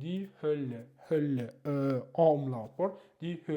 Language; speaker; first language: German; non-native, fluent; Uzbek